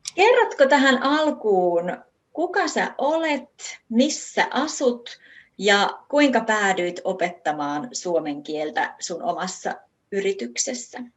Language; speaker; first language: Finnish; native; Finnish